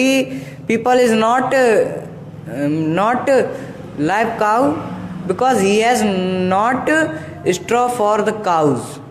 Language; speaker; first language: English; non-native, local second language; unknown